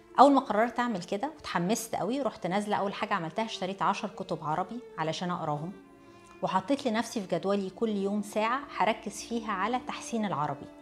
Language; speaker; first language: Arabic; early bilingual, heritage; Arabic